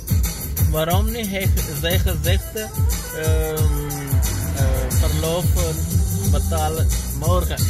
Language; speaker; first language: Dutch; non-native, learner; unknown